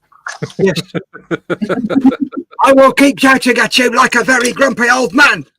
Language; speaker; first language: English; native; English